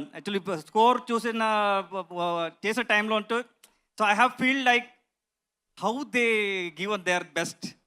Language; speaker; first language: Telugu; non-native, learner; Kannada